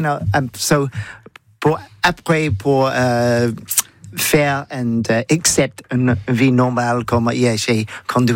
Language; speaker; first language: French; non-native, learner; English